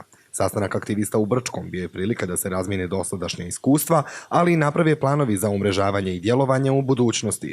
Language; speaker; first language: Bosnian; native; Bosnian